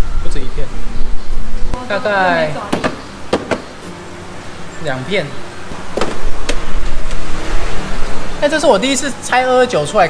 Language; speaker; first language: Chinese; native; Chinese